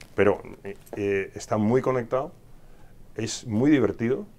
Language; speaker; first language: Spanish; native; Spanish